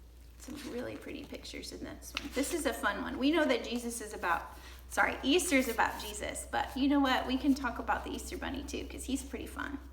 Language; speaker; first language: English; native; English